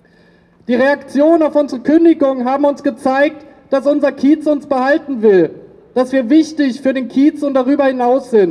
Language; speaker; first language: German; native; German